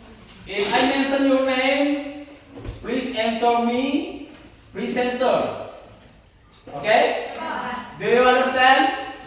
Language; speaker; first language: English; non-native, learner; Indonesian